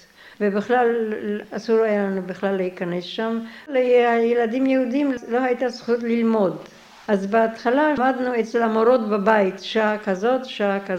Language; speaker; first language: Hebrew; non-native, fluent; Polish